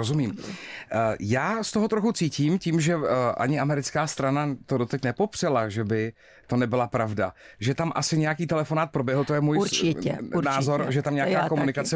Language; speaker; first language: Czech; native; Czech